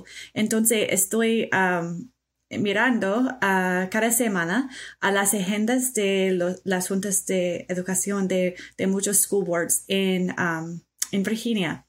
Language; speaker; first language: Spanish; non-native, fluent; English